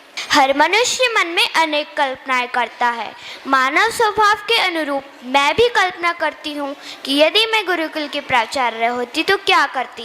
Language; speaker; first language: Hindi; native; Hindi